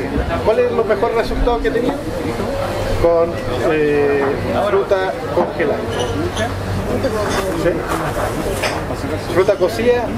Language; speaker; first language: Spanish; native; Spanish